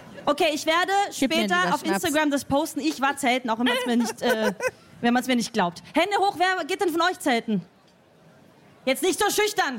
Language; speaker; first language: German; native; German